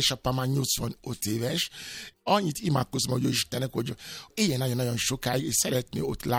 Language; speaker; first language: Hungarian; non-native, fluent; Yoruba